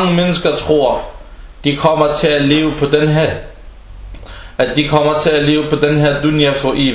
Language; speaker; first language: Danish; non-native, fluent; Arabic